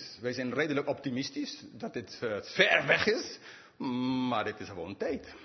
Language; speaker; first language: Dutch; non-native, fluent; English